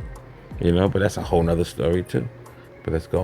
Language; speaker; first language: English; native; English